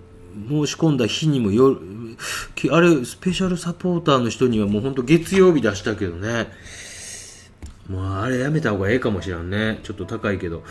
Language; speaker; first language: Japanese; native; Japanese